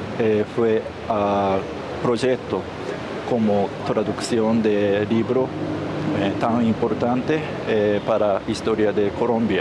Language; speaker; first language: Spanish; non-native, learner; Japanese